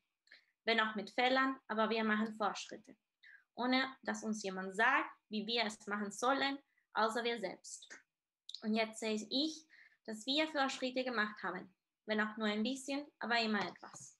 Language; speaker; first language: German; non-native, fluent; Spanish